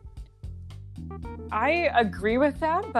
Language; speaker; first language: English; native; English